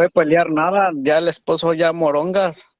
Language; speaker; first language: Spanish; native; Spanish